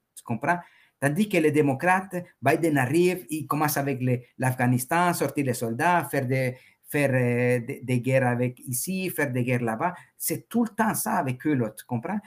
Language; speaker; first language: French; non-native, fluent; Spanish